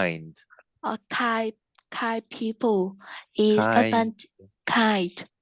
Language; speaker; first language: English; non-native, learner; Vietnamese